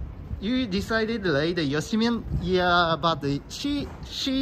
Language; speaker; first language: English; non-native, learner; Japanese